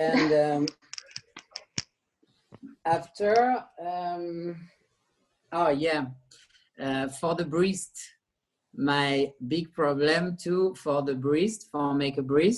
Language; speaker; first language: English; non-native, learner; French